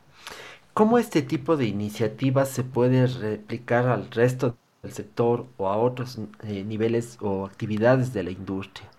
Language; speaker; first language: Spanish; native; Spanish